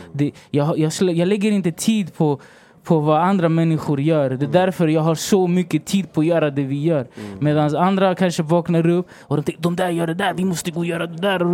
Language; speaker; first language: Swedish; early bilingual, other home language; Spanish